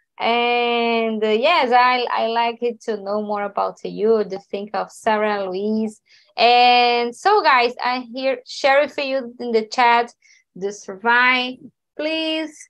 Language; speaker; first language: English; non-native, learner; Portuguese